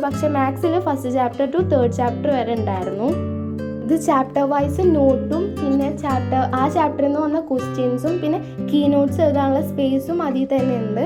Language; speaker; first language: Malayalam; native; Malayalam